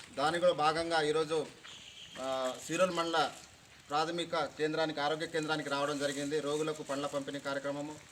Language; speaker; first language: Telugu; native; Telugu